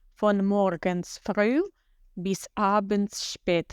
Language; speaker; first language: German; non-native, fluent; Ukrainian